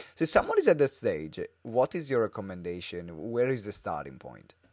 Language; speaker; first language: English; non-native, fluent; Italian